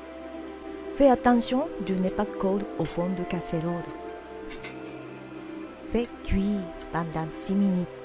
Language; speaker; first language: French; non-native, learner; Japanese